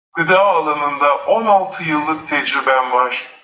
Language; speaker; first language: Turkish; non-native, fluent; Arabic